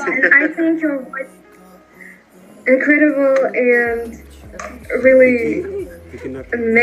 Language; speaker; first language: English; non-native, learner; Russian